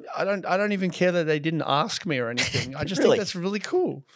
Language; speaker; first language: English; native; English